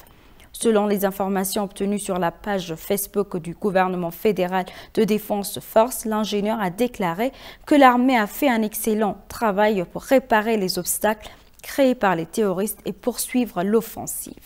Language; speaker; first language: French; non-native, fluent; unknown